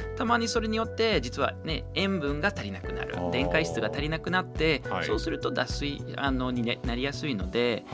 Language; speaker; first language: Japanese; non-native, fluent; English